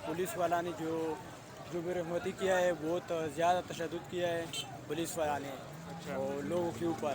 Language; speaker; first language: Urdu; non-native, local second language; Pashto